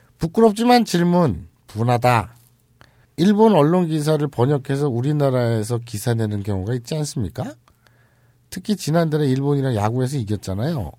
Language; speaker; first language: Korean; native; Korean